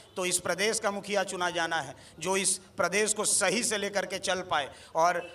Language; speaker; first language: Hindi; native; Hindi